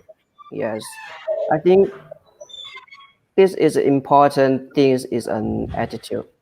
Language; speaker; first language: English; non-native, learner; Chinese